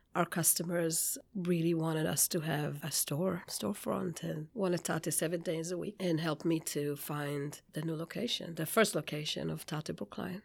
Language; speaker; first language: English; non-native, fluent; Hebrew